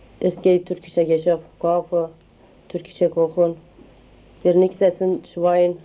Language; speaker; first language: German; non-native, learner; Turkish